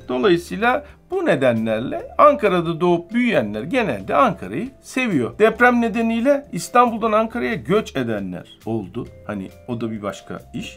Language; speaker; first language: Turkish; native; Turkish